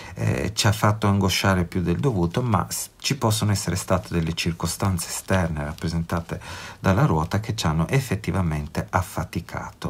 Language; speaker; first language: Italian; native; Italian